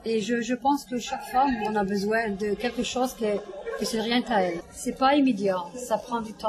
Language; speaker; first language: French; non-native, fluent; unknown